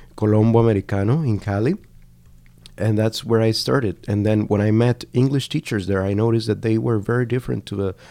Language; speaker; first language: English; non-native, fluent; Spanish